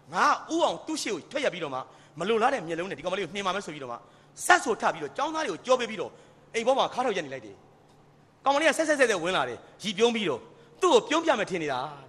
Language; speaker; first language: Burmese; native; Burmese